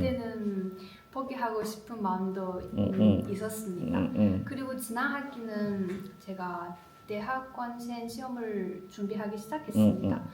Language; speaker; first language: Korean; non-native, learner; Chinese